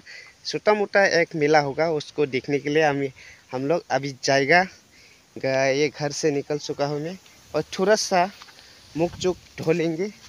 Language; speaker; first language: Hindi; non-native, local second language; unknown